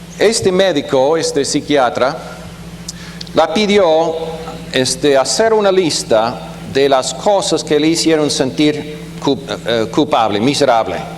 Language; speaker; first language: Spanish; non-native, fluent; German